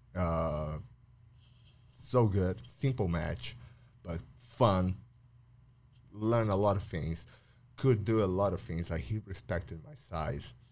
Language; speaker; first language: English; non-native, fluent; Portuguese